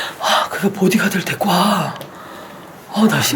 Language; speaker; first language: Korean; native; Korean